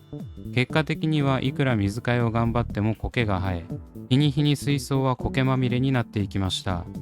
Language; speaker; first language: Japanese; native; Japanese